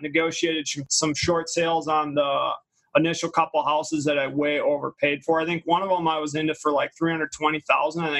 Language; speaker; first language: English; native; English